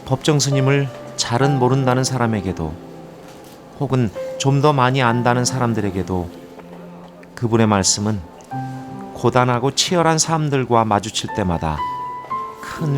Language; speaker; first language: Korean; native; Korean